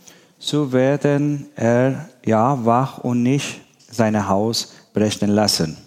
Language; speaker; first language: German; non-native, learner; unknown